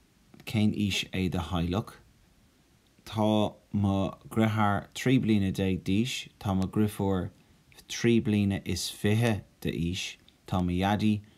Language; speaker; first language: Irish; non-native, local second language; English